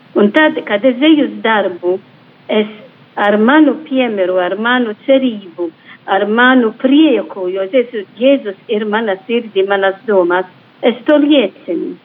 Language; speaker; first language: Latvian; non-native, fluent; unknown